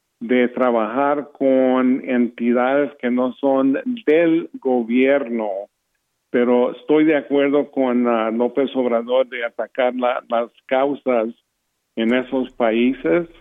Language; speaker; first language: Spanish; early bilingual, heritage; English